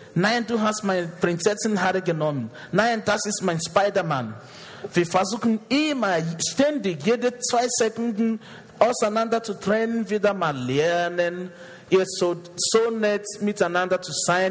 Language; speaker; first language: German; non-native, fluent; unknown